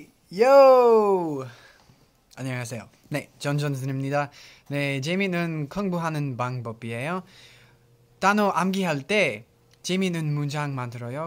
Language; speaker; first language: Korean; non-native, learner; English